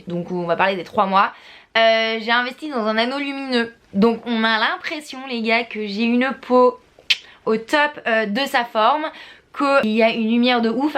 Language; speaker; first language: French; native; French